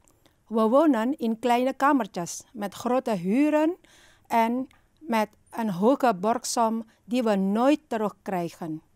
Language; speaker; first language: Dutch; non-native, learner; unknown